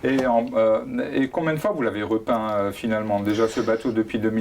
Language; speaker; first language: French; native; French